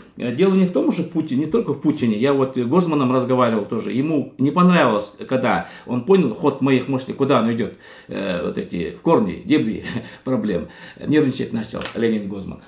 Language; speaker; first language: Russian; non-native, local second language; Kazakh